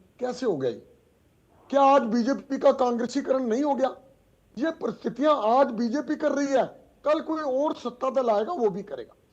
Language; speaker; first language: Hindi; native; Hindi